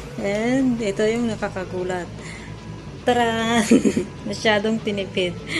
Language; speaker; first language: Filipino; non-native, local second language; Hiligaynon